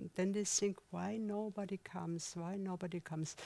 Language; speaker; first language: English; non-native, learner; German